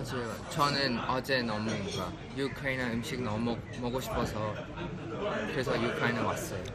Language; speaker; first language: Korean; non-native, fluent; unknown